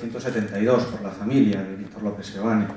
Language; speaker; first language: Spanish; native; Spanish